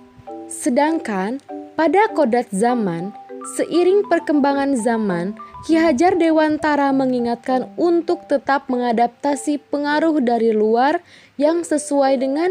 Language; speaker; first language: Indonesian; native; Indonesian